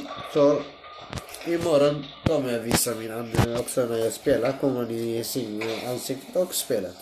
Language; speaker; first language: Swedish; non-native, learner; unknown